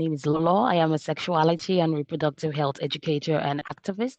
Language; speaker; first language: English; non-native, local second language; Igbo